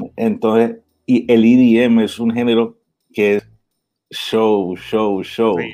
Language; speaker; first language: Spanish; early bilingual, heritage; Spanish